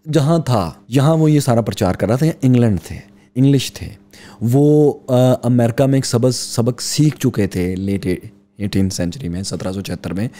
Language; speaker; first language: Urdu; non-native, local second language; Punjabi